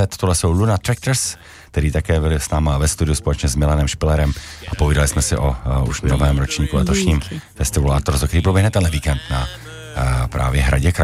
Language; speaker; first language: Czech; native; Czech